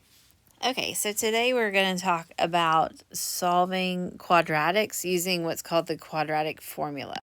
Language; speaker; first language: English; native; English